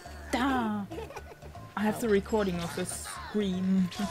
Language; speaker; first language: English; non-native, fluent; German